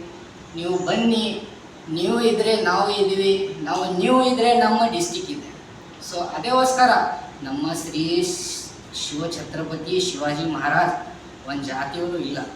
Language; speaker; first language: Kannada; non-native, local second language; Marathi